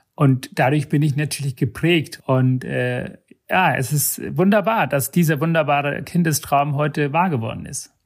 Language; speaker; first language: German; non-native, fluent; Sinhala